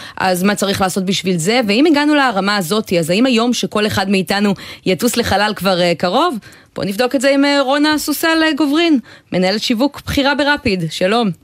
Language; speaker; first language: Hebrew; native; Hebrew